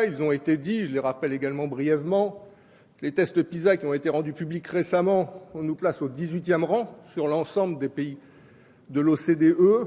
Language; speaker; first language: French; native; French